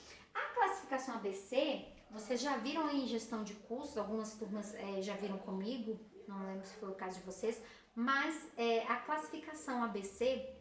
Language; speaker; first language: Portuguese; native; Portuguese